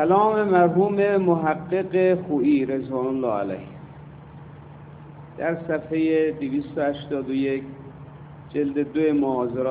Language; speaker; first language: Persian; native; Persian